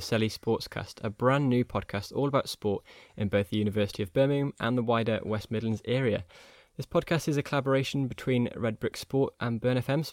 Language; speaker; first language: English; native; English